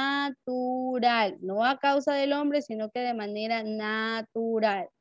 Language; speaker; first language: Spanish; native; Spanish